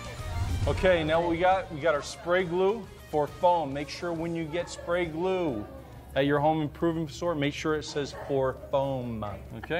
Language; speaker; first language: English; native; English